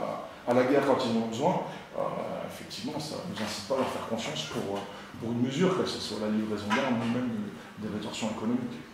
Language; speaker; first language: French; native; French